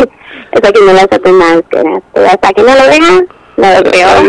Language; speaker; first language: Basque; non-native, local second language; Spanish